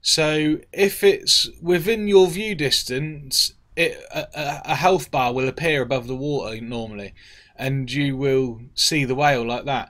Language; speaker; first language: English; native; English